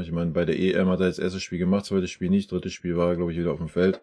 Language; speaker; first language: German; native; German